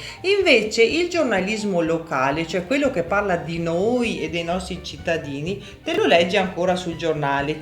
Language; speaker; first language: Italian; native; Italian